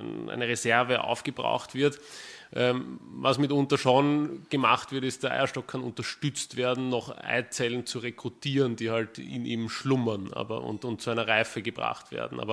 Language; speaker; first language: German; native; German